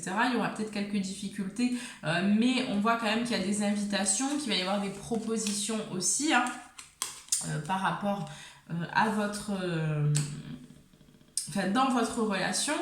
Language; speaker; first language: French; native; French